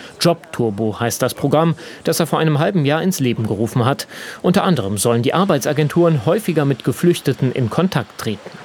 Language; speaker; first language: German; native; German